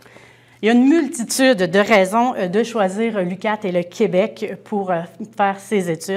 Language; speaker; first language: French; native; French